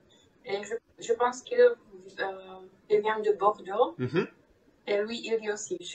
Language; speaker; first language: French; non-native, learner; Czech